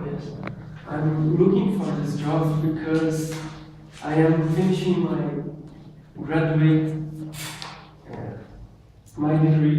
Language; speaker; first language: English; non-native, learner; Portuguese